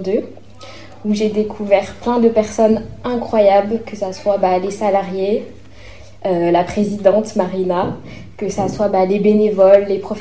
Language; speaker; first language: French; native; French